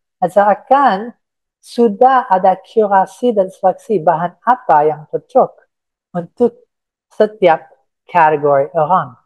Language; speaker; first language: Indonesian; non-native, fluent; English